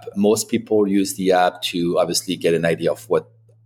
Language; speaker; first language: English; non-native, fluent; French